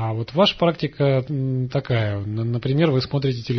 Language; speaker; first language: Russian; native; Russian